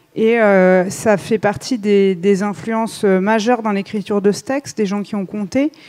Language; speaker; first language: French; native; French